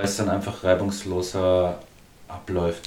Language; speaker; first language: German; native; German